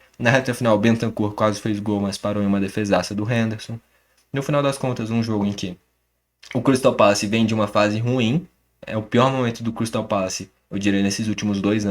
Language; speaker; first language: Portuguese; native; Portuguese